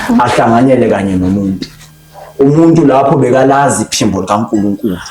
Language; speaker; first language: Zulu; non-native, local second language; Xhosa